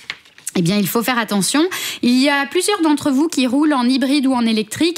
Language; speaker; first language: French; native; French